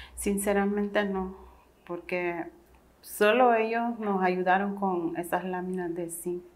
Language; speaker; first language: Spanish; native; Spanish